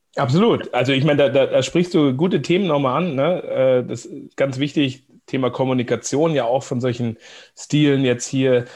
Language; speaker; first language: German; native; German